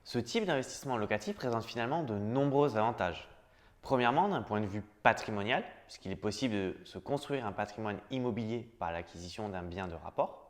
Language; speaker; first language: French; native; French